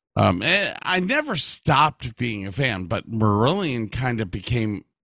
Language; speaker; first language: English; native; English